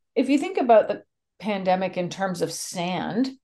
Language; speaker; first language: English; native; English